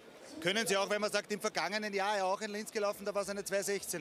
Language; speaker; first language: German; native; German